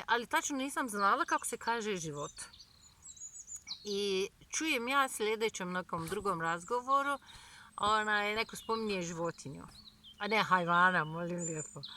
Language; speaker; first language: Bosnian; non-native, fluent; Turkish